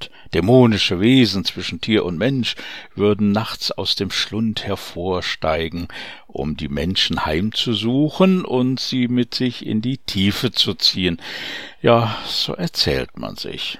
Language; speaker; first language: German; native; German